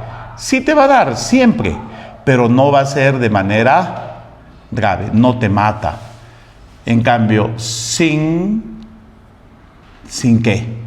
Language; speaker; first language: Spanish; native; Spanish